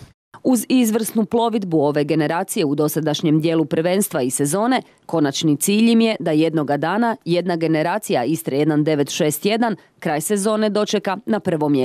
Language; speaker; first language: Serbian; native; Serbian